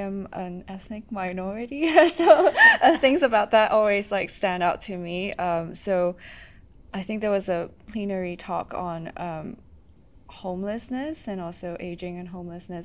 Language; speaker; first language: English; non-native, local second language; Cantonese